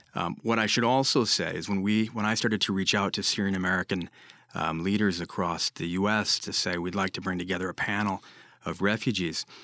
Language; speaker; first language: English; native; English